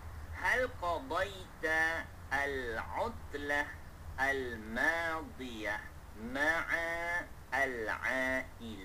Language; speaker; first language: Arabic; non-native, fluent; Malay